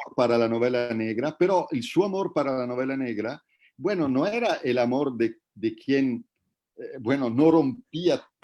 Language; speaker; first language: Spanish; non-native, fluent; Italian